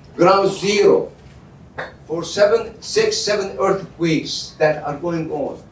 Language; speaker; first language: English; non-native, fluent; Arabic